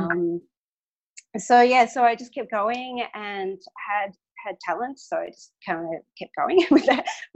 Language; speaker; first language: English; non-native, local second language; Hungarian